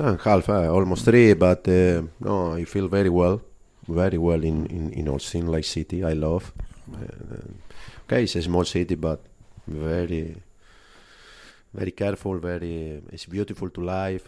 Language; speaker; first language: English; non-native, learner; Spanish